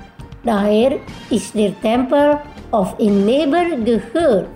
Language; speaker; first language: German; non-native, fluent; Indonesian